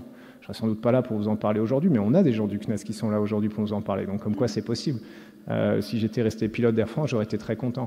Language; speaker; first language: French; native; French